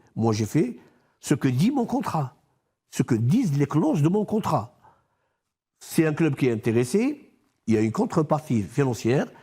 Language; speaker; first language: French; non-native, local second language; Arabic